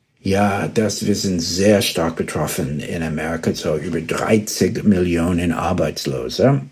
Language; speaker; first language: German; early bilingual, heritage; German